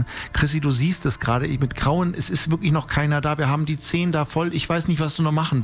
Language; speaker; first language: German; native; German